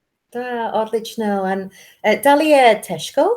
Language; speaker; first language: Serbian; non-native, learner; English